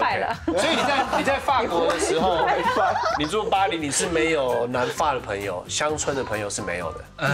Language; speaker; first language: Chinese; native; Chinese